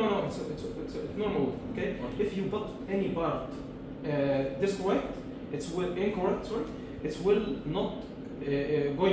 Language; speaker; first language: English; non-native, learner; Arabic